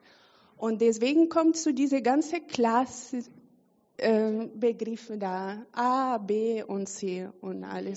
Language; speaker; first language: German; non-native, fluent; Portuguese